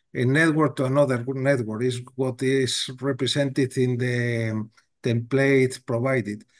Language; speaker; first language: English; non-native, learner; Spanish